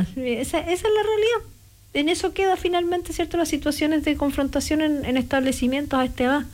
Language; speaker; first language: Spanish; native; Spanish